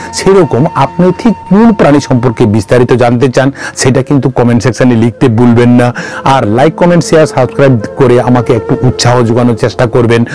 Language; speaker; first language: Bangla; non-native, local second language; Kok Borok